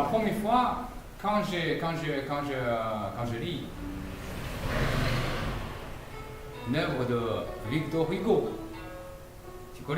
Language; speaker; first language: French; non-native, fluent; Chinese